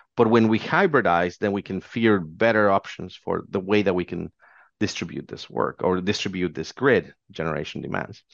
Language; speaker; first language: English; non-native, fluent; Spanish